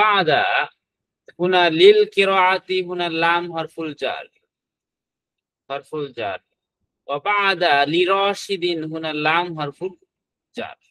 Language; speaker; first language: Arabic; non-native, fluent; Bangla